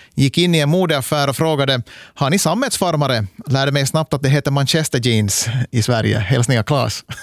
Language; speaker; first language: Swedish; native; Swedish